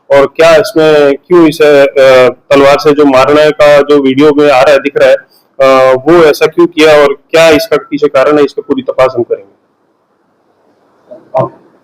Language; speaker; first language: Hindi; non-native, local second language; Gujarati